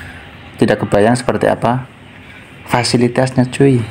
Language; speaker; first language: Indonesian; native; Indonesian